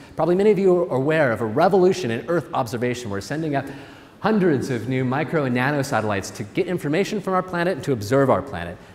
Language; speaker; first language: English; native; English